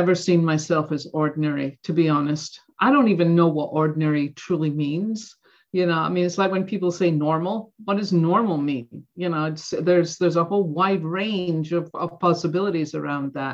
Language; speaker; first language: English; native; English